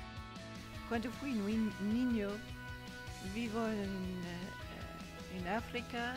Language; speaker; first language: Spanish; non-native, learner; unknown